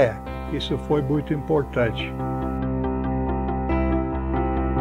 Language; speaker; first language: Portuguese; non-native, fluent; English